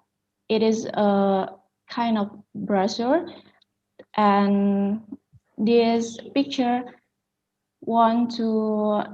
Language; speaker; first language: English; non-native, learner; Indonesian